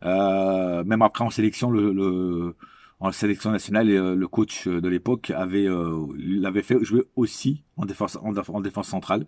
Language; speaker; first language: French; native; French